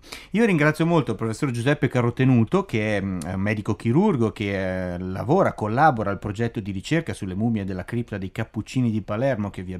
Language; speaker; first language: Italian; native; Italian